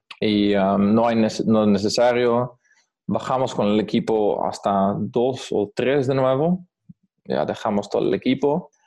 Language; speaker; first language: Spanish; non-native, fluent; Dutch